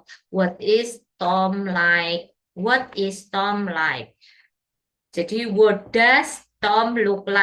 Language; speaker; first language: English; non-native, learner; Indonesian